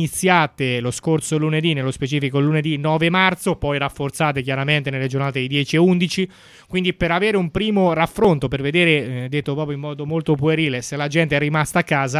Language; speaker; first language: Italian; native; Italian